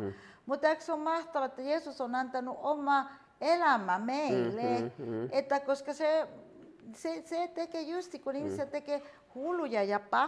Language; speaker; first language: Finnish; non-native, fluent; Spanish